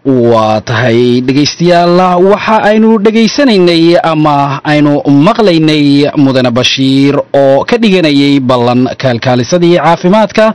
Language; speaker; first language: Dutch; non-native, fluent; Somali